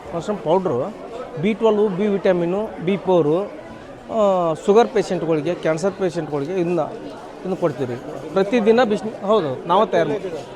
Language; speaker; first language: Kannada; native; Kannada